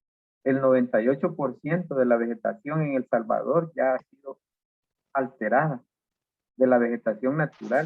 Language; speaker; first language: Spanish; native; Spanish